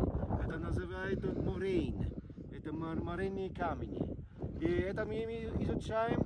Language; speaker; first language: Russian; non-native, fluent; French